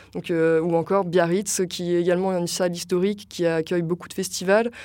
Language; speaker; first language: French; native; French